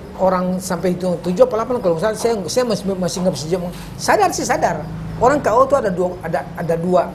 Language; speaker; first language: Indonesian; native; Indonesian